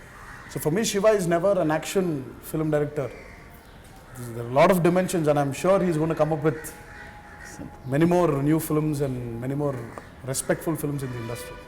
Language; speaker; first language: Telugu; native; Telugu